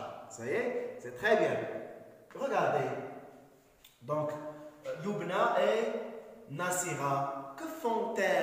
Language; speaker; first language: French; non-native, local second language; Arabic